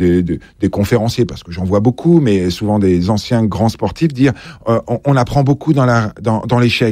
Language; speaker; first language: French; native; French